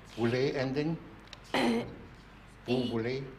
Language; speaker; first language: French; non-native, fluent; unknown